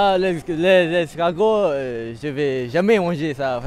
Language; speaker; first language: French; non-native, learner; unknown